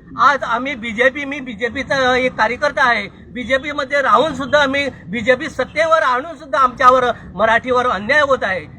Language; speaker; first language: Marathi; non-native, local second language; Konkani